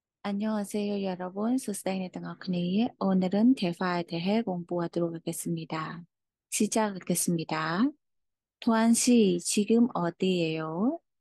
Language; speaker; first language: Korean; non-native, fluent; Khmer